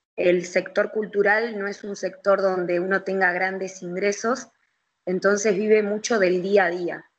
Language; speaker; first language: Spanish; native; Spanish